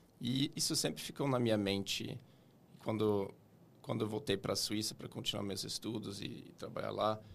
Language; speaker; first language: Portuguese; non-native, fluent; German